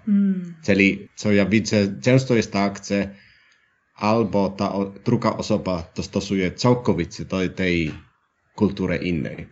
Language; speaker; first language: Polish; non-native, learner; Finnish